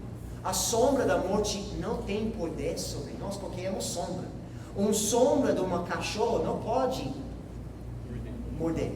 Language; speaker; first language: Portuguese; non-native, fluent; English